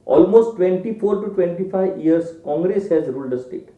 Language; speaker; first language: English; non-native, local second language; Marathi